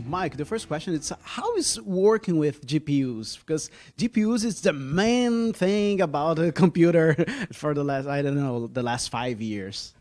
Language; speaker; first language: English; non-native, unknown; Portuguese